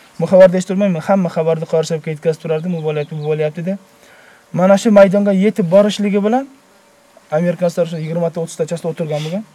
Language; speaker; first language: Uzbek; native; Uzbek